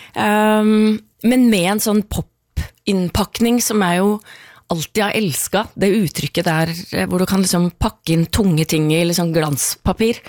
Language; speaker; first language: Norwegian; native; Norwegian